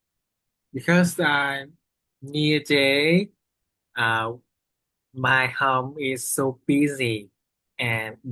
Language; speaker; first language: English; non-native, learner; Vietnamese